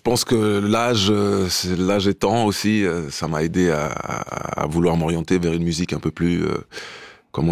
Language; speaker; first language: French; non-native, fluent; Romanian